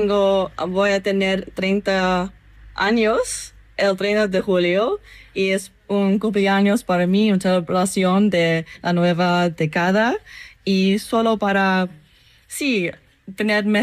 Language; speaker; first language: Spanish; non-native, fluent; English